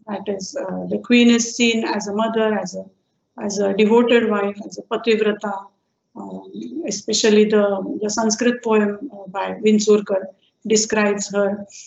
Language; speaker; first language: English; non-native, local second language; Marathi